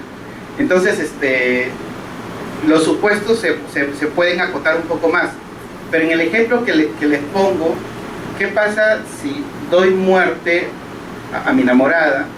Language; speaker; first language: Spanish; native; Spanish